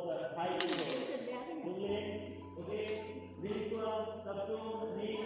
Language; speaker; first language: Vietnamese; non-native, learner; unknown